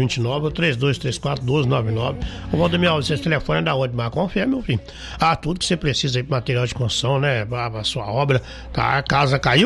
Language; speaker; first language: Portuguese; native; Portuguese